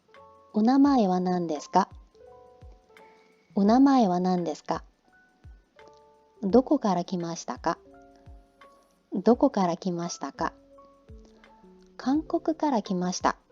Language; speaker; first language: Japanese; non-native, learner; Korean